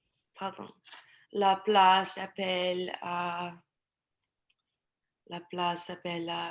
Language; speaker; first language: French; non-native, learner; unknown